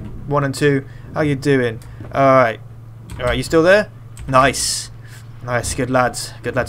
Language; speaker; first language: English; native; English